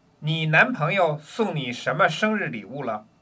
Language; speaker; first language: Chinese; non-native, learner; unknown